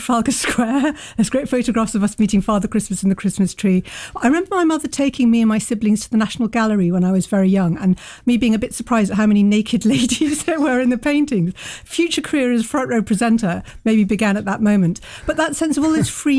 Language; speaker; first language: English; native; English